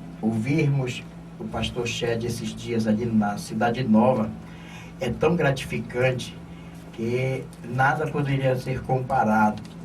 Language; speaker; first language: Portuguese; native; Portuguese